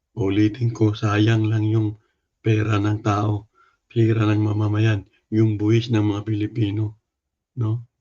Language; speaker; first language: Filipino; non-native, local second language; Cebuano